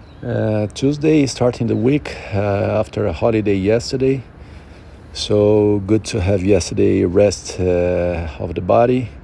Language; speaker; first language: English; non-native, learner; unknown